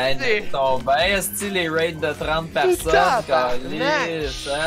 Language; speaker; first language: French; native; French